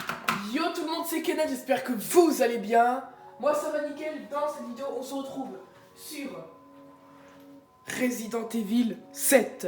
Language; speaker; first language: French; native; French